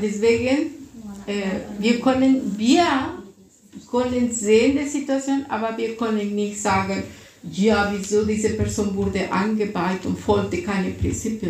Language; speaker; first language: German; non-native, fluent; Russian